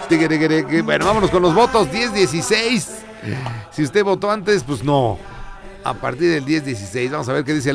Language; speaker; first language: Spanish; native; Spanish